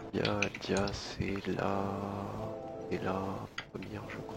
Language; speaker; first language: French; native; French